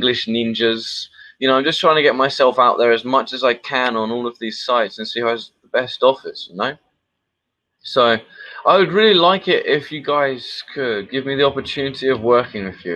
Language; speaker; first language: English; native; English